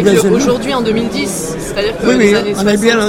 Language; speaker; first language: French; native; French